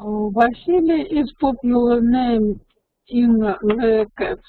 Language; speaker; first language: English; non-native, learner; Russian